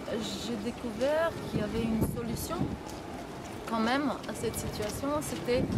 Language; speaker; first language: French; non-native, fluent; Romanian